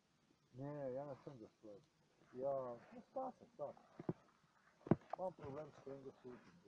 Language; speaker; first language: Polish; non-native, learner; Ukrainian